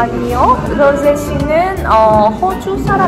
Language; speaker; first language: Korean; non-native, learner; Vietnamese